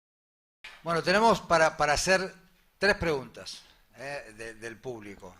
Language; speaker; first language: Spanish; native; Spanish